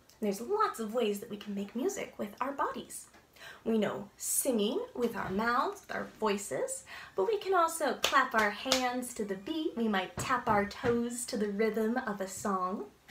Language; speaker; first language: English; native; English